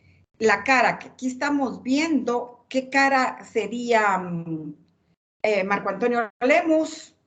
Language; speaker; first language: Spanish; native; Spanish